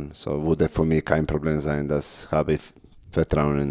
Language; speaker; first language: German; non-native, learner; Serbian